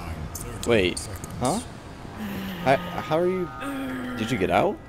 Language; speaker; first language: English; native; English